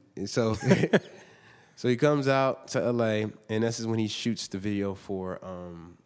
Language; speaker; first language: English; native; English